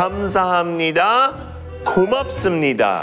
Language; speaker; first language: Korean; non-native, learner; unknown